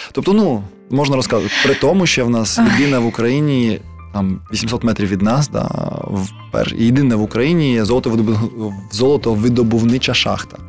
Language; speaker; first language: Ukrainian; non-native, local second language; Russian